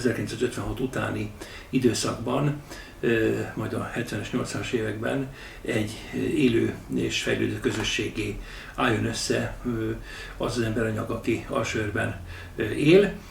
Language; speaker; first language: Hungarian; native; Hungarian